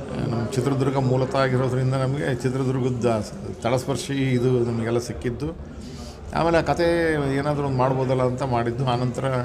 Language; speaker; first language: Kannada; native; Kannada